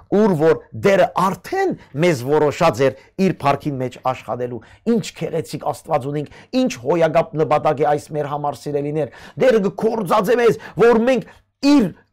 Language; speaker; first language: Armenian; early bilingual, heritage; Armenian